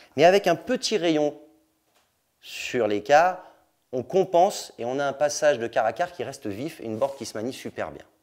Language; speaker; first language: French; native; French